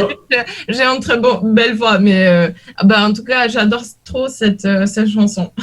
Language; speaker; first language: French; non-native, learner; Portuguese